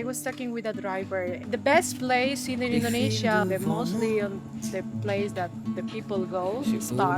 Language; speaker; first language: English; non-native, fluent; Spanish